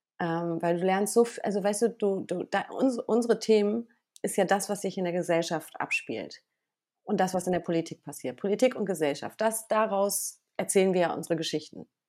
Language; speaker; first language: German; native; German